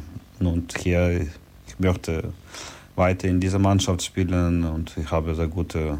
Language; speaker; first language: German; non-native, learner; Ukrainian